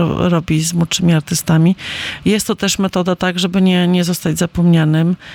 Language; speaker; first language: Polish; native; Polish